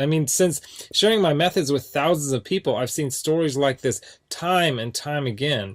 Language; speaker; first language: English; native; English